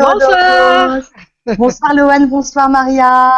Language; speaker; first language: French; non-native, fluent; Spanish